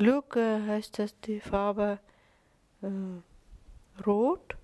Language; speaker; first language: German; non-native, learner; Russian